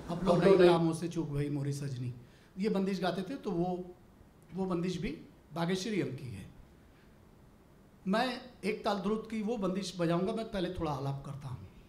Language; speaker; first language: Hindi; native; Hindi